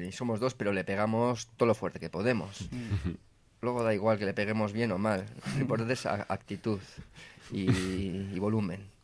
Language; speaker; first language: Spanish; native; Spanish